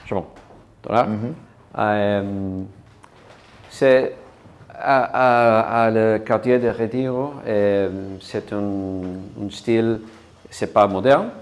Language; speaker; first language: French; non-native, learner; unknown